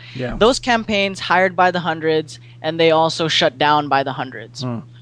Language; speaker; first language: English; non-native, local second language; Filipino